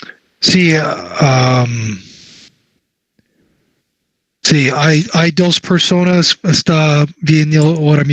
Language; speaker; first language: Spanish; non-native, learner; English